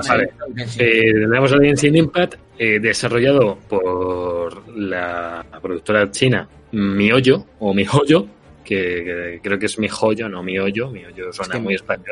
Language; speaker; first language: Spanish; native; Spanish